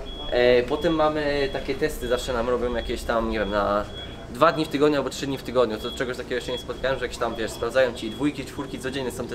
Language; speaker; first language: Polish; native; Polish